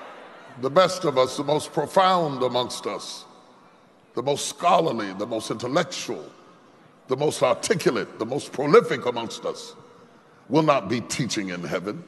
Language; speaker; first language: English; native; English